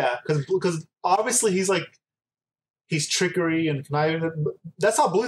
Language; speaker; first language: English; native; English